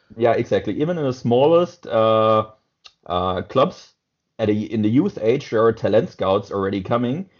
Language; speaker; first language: English; non-native, fluent; German